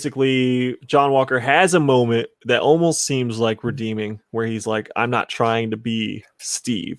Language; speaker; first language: English; native; English